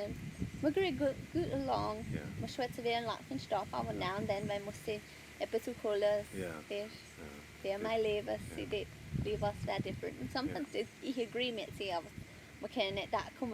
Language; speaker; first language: German; early bilingual, heritage; Pennsylvania German